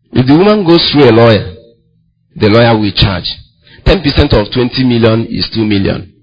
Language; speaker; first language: English; non-native, local second language; Igbo